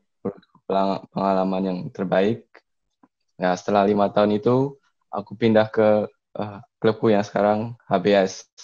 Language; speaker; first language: Indonesian; early bilingual, heritage; Indonesian